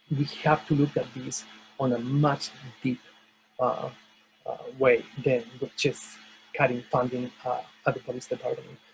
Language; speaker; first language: English; non-native, fluent; Spanish